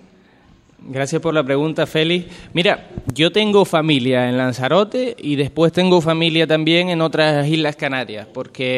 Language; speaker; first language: Spanish; native; Spanish